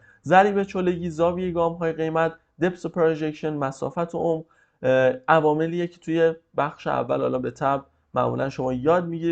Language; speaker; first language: Persian; native; Persian